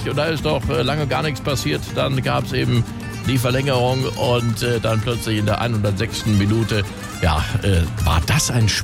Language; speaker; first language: German; native; German